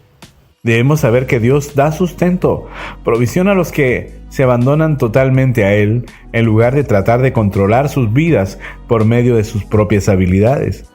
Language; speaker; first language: Spanish; native; Spanish